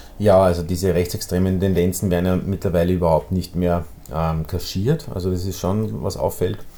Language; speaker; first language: German; native; German